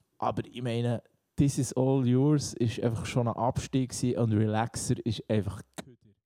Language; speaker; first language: German; native; German